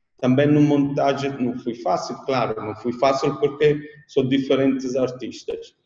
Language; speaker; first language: Portuguese; non-native, learner; Italian